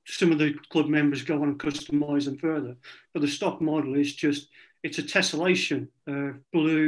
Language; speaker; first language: English; native; English